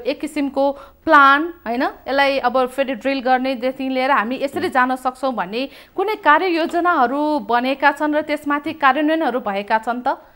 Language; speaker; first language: Nepali; native; Nepali